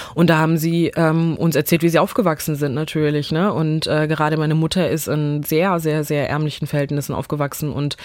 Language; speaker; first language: German; early bilingual, other home language; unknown